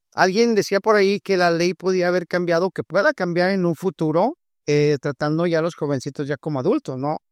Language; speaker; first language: Spanish; native; Spanish